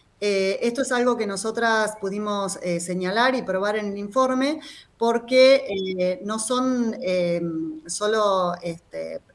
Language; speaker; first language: Spanish; native; Spanish